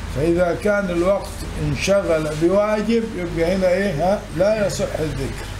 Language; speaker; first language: Arabic; native; Arabic